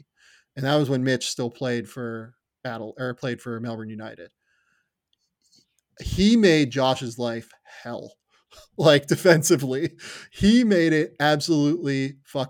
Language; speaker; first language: English; native; English